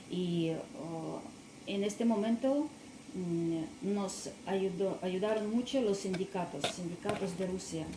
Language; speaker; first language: Spanish; non-native, learner; Russian